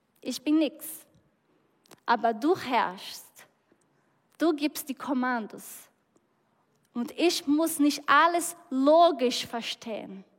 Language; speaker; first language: German; non-native, fluent; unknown